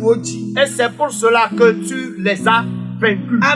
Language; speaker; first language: French; non-native, local second language; Ewe